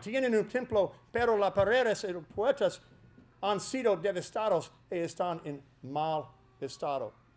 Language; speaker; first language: Spanish; non-native, learner; English